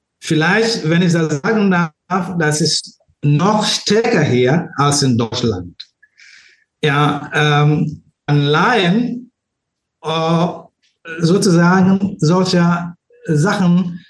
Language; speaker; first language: German; non-native, learner; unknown